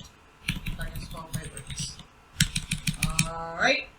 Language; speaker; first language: English; native; English